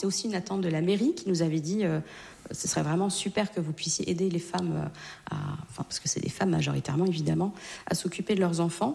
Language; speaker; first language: French; native; French